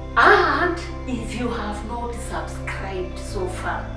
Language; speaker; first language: English; non-native, local second language; Swahili